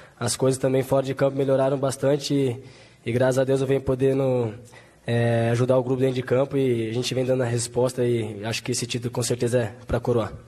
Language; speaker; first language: Portuguese; native; Portuguese